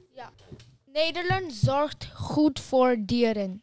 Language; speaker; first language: Dutch; early bilingual, other home language; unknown